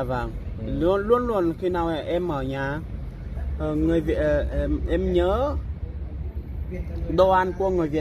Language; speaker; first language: Vietnamese; non-native, learner; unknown